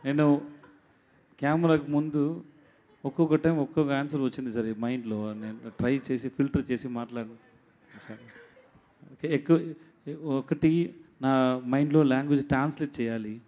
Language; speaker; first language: Telugu; non-native, learner; Tamil